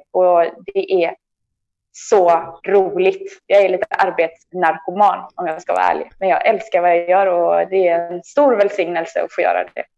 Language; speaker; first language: Swedish; native; Swedish